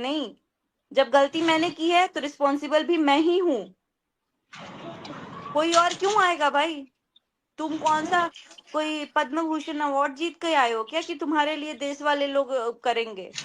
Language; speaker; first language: Hindi; native; Hindi